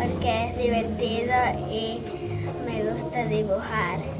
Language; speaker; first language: Spanish; early bilingual, other home language; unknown